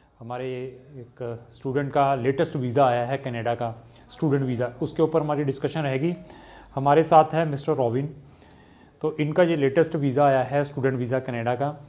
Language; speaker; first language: Hindi; non-native, local second language; Punjabi